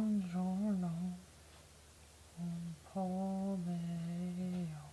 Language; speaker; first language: Italian; non-native, learner; English